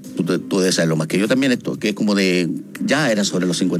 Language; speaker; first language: Spanish; native; Spanish